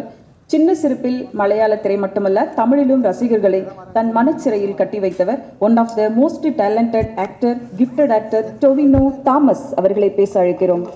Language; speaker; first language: Tamil; native; Tamil